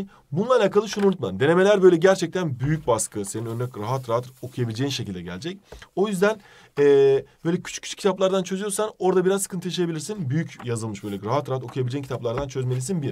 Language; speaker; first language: Turkish; native; Turkish